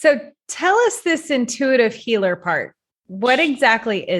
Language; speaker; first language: English; native; English